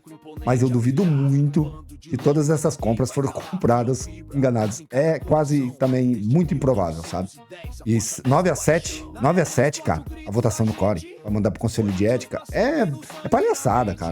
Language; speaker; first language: Portuguese; native; Portuguese